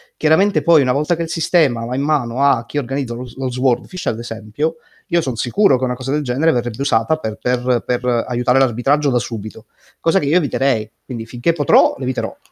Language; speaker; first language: Italian; native; Italian